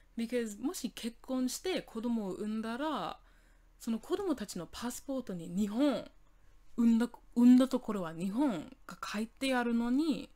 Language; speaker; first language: Japanese; non-native, fluent; English